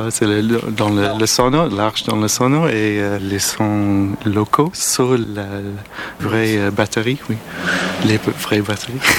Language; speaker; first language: French; non-native, learner; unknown